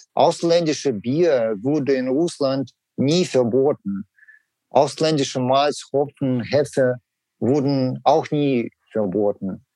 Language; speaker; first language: German; non-native, learner; Russian